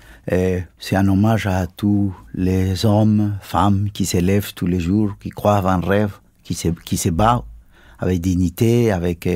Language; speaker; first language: French; non-native, fluent; Spanish